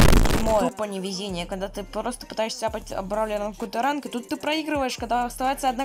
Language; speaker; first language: Russian; native; Russian